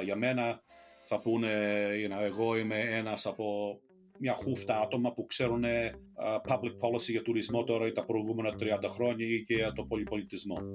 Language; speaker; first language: Greek; early bilingual, heritage; Greek